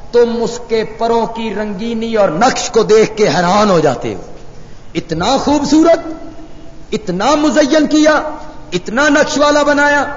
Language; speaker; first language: Urdu; non-native, local second language; Punjabi